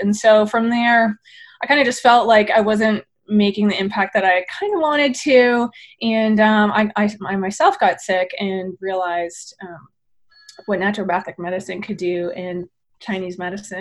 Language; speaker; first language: English; native; English